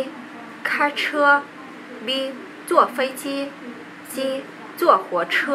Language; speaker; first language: Chinese; non-native, learner; Vietnamese